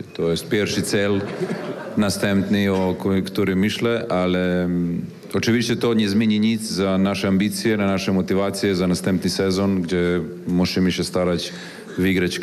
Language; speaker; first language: Polish; non-native, learner; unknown